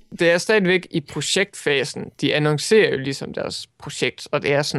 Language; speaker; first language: Danish; native; Danish